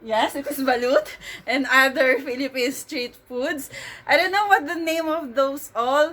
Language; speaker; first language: English; non-native, local second language; Filipino